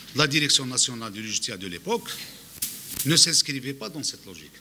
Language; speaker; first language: French; non-native, local second language; Arabic